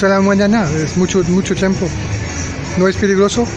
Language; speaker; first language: Spanish; non-native, learner; French